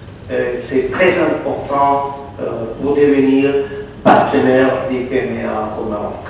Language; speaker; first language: French; non-native, fluent; Catalan